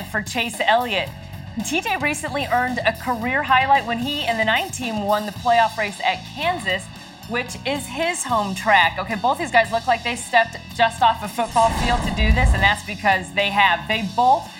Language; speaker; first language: English; native; English